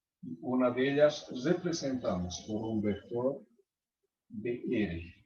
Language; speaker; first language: Spanish; native; Spanish